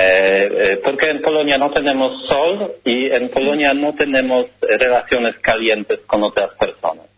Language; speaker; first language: Spanish; non-native, learner; Polish